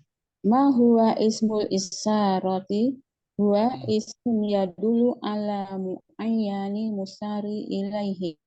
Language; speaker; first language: Arabic; non-native, learner; Indonesian